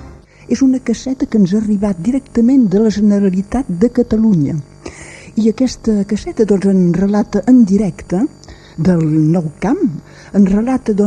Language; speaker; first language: Catalan; native; Catalan